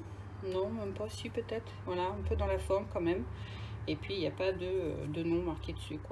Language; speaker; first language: French; native; French